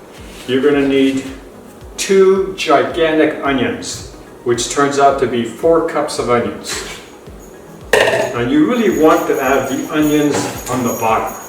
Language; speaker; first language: English; native; English